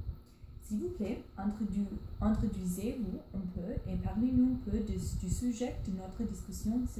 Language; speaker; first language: French; non-native, learner; English